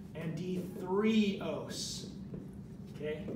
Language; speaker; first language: English; native; English